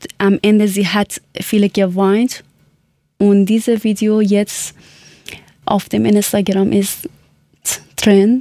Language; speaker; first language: German; non-native, learner; Persian